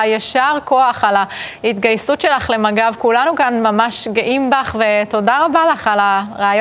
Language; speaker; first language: Hebrew; native; Hebrew